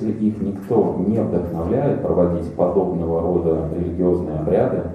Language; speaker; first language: Russian; native; Russian